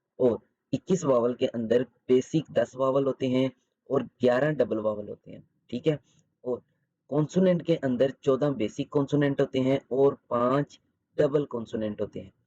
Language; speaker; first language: Urdu; native; Urdu